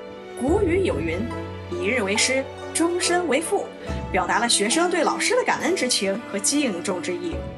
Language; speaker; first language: Chinese; native; Chinese